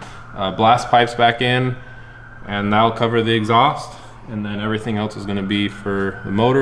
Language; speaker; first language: English; native; English